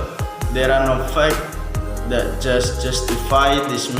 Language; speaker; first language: English; non-native, learner; Indonesian